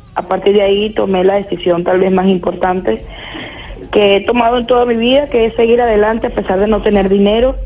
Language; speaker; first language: Spanish; native; Spanish